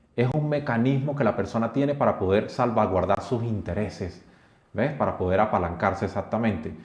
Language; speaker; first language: Spanish; native; Spanish